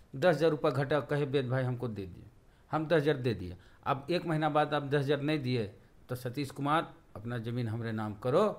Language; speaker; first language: Hindi; native; Hindi